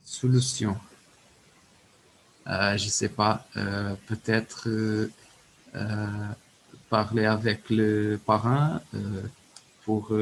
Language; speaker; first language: French; non-native, learner; Portuguese